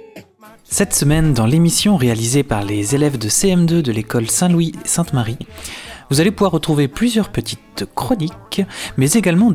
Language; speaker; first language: French; native; French